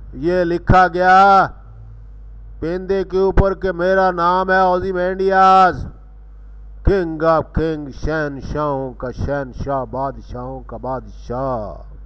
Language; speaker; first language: Urdu; non-native, local second language; Punjabi